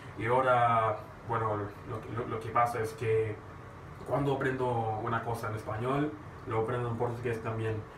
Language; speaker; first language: Spanish; non-native, learner; English